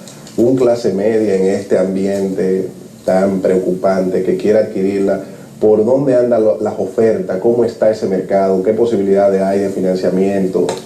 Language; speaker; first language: Spanish; native; Spanish